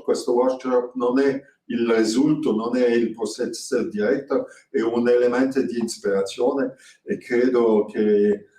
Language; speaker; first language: Italian; non-native, fluent; French